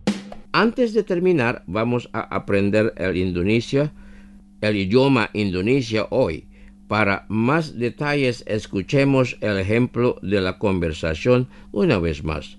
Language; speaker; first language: Spanish; non-native, fluent; Indonesian